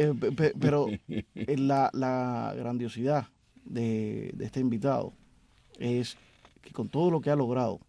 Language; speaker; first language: Spanish; native; Spanish